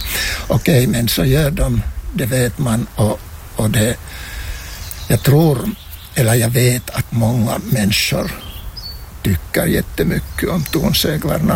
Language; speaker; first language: Swedish; non-native, local second language; Finnish